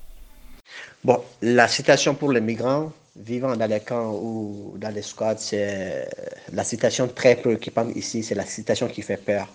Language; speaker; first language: French; non-native, local second language; Bambara